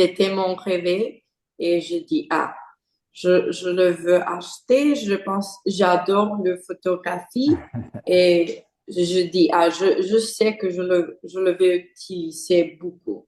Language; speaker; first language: French; non-native, learner; English